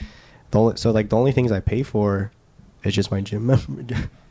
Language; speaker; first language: English; native; English